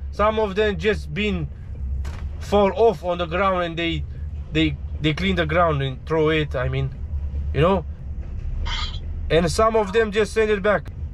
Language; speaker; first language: English; non-native, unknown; Romanian